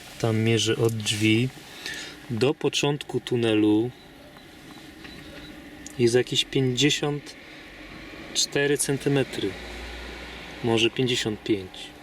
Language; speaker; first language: Polish; native; Polish